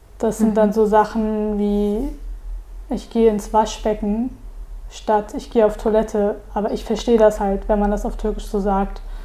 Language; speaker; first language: German; early bilingual, other home language; Turkish